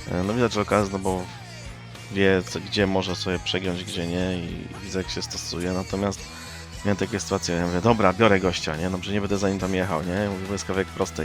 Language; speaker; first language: Polish; native; Polish